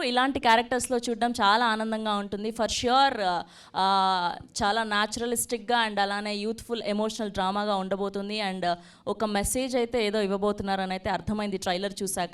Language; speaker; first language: Telugu; native; Telugu